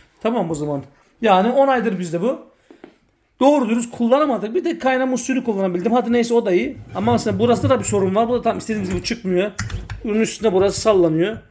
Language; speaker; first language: Turkish; early bilingual, heritage; Turkish